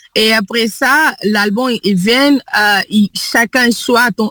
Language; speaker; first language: French; non-native, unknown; Kabuverdianu